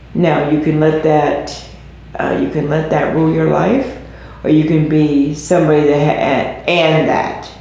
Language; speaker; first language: English; native; English